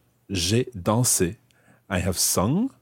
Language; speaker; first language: French; non-native, fluent; English